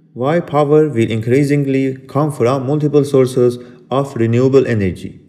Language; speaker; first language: English; non-native, fluent; Persian